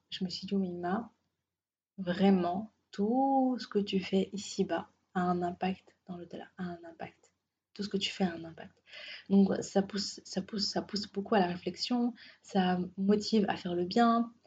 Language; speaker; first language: French; native; French